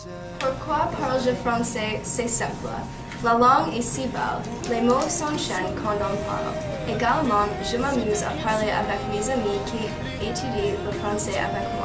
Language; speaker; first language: French; non-native, learner; English